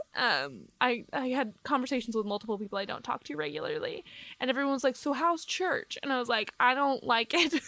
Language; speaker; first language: English; native; English